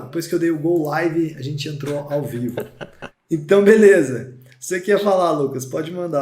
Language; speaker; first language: Portuguese; native; Portuguese